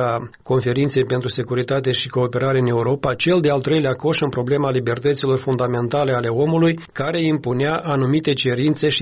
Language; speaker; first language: Romanian; native; Romanian